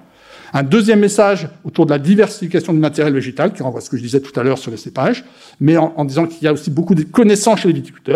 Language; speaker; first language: French; native; French